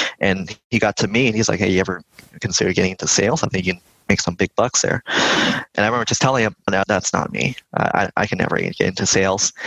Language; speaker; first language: English; early bilingual, other home language; Vietnamese